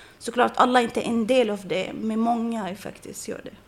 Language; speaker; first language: Swedish; non-native, fluent; Arabic